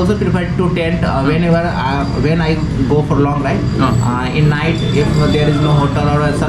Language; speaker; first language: English; non-native, local second language; Hindi